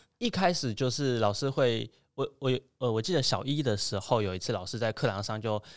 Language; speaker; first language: Chinese; native; Chinese